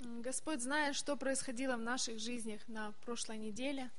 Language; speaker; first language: Russian; native; Russian